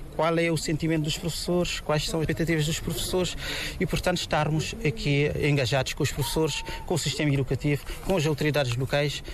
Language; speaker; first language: Portuguese; non-native, local second language; Kabuverdianu